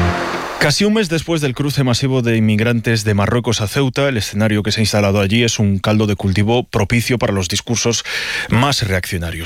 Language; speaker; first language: Spanish; native; Spanish